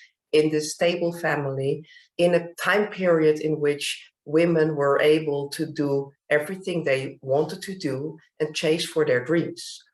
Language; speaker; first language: English; non-native, fluent; Dutch